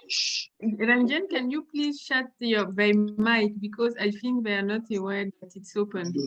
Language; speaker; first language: English; non-native, fluent; French